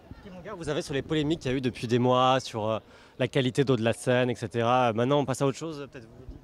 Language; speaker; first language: French; native; French